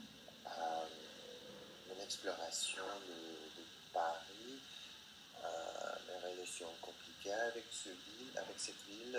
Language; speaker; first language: French; non-native, learner; English